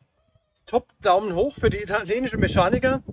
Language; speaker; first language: German; native; German